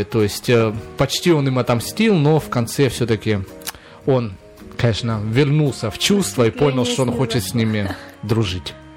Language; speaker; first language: Russian; native; Russian